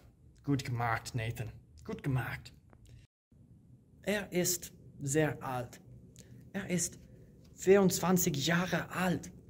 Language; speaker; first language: German; non-native, learner; English